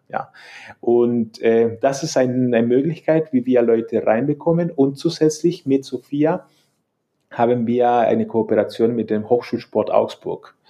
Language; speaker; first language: German; non-native, fluent; Spanish